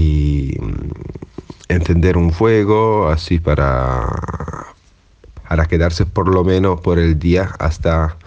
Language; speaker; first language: Spanish; non-native, fluent; Italian